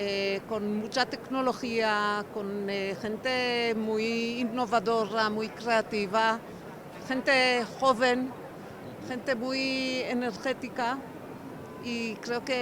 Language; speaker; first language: Spanish; non-native, fluent; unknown